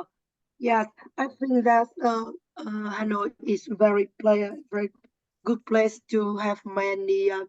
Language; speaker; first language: English; non-native, learner; Vietnamese